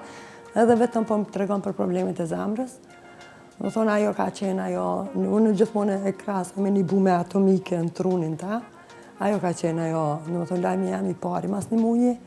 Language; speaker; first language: Albanian; native; Albanian